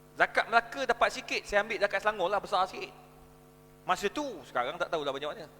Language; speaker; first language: Malay; native; Malay